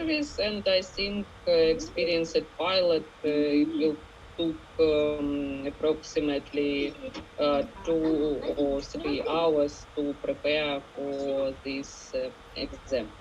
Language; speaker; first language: English; non-native, fluent; Ukrainian